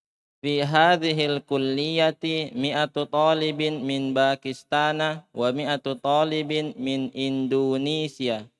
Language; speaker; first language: Arabic; non-native, learner; Indonesian